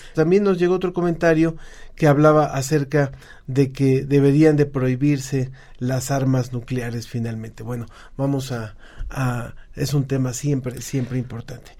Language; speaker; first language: Spanish; native; Spanish